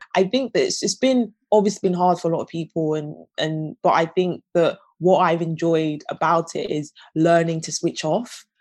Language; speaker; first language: English; native; English